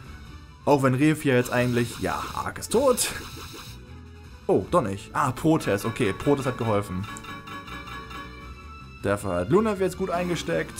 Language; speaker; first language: German; native; German